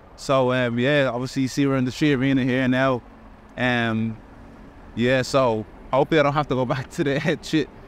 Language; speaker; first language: English; native; English